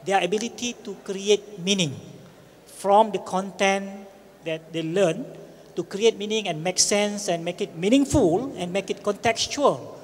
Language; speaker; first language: English; non-native, local second language; Malay